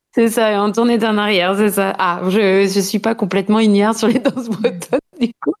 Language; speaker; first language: French; native; French